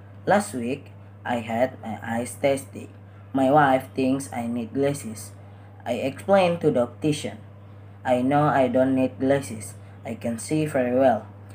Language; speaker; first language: English; non-native, learner; Indonesian